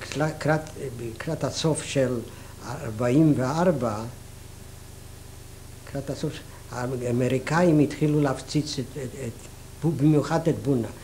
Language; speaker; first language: Hebrew; non-native, fluent; Yiddish